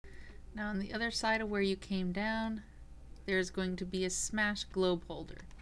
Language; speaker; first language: English; native; English